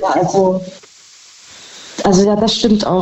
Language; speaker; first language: German; native; German